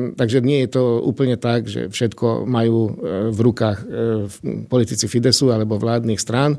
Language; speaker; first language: Slovak; non-native, local second language; Hungarian